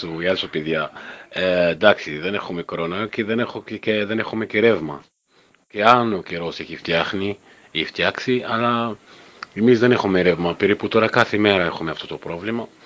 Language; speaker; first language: Greek; non-native, fluent; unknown